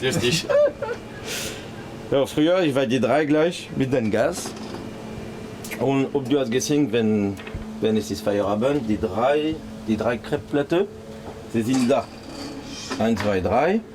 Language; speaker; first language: German; non-native, learner; French